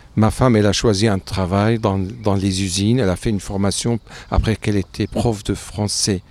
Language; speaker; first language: French; non-native, fluent; Arabic